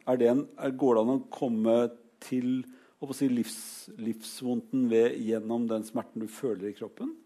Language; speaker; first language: Norwegian; native; Norwegian